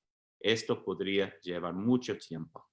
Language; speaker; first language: Spanish; non-native, fluent; English